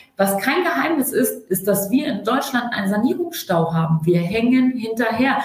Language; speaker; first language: German; early bilingual, other home language; Turkish